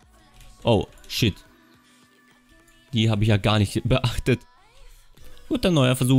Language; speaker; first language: German; native; German